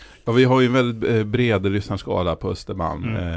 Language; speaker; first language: Swedish; native; Swedish